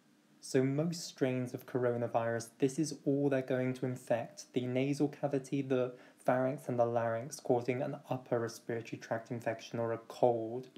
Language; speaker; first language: English; native; English